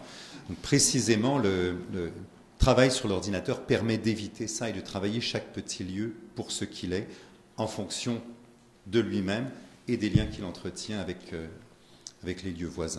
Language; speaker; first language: French; native; French